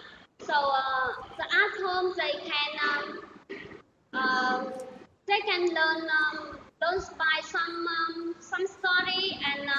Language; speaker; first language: English; non-native, learner; Vietnamese